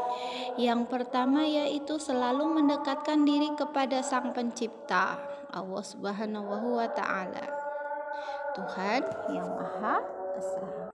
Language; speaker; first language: Indonesian; native; Indonesian